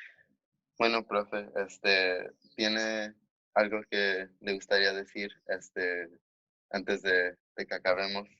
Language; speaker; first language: Spanish; early bilingual, heritage; Spanish